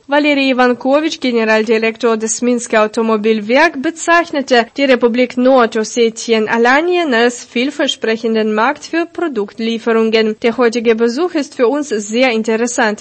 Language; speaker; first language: German; non-native, fluent; Russian